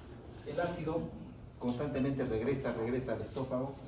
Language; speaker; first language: Spanish; native; Spanish